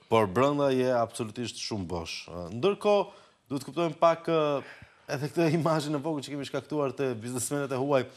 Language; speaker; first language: Albanian; native; Albanian